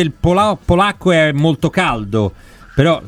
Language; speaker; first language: Italian; native; Italian